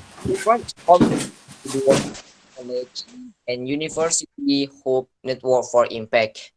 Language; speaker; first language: English; non-native, learner; Indonesian